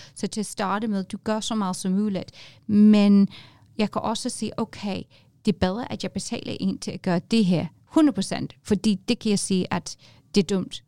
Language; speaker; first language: Danish; non-native, fluent; English